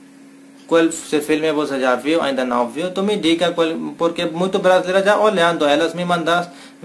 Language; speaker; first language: Portuguese; non-native, learner; Hindi